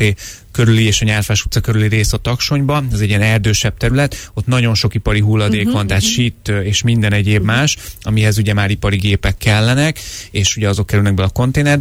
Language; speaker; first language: Hungarian; native; Hungarian